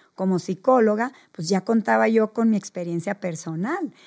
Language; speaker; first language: Spanish; native; Spanish